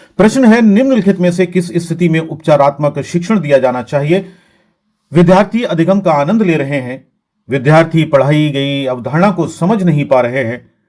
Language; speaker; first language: Hindi; native; Hindi